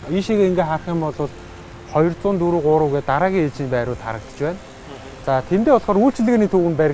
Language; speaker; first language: Mongolian; native; Mongolian